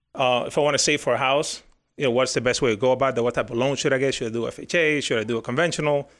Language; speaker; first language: English; early bilingual, other home language; Spanish